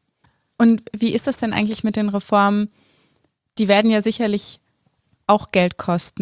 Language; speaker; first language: German; native; German